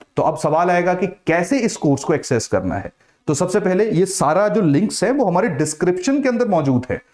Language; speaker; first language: Hindi; native; Hindi